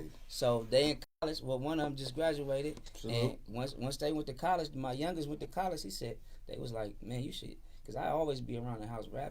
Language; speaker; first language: English; native; English